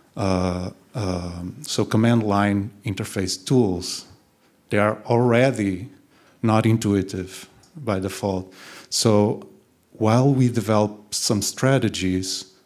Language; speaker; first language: English; non-native, fluent; Portuguese